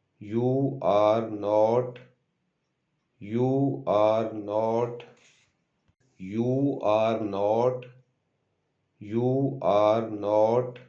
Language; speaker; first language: English; non-native, local second language; Urdu